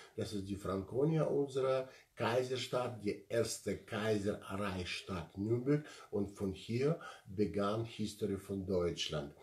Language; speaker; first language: German; non-native, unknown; Russian